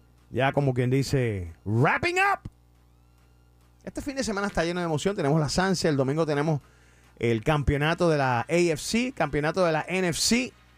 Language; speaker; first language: Spanish; early bilingual, heritage; Spanish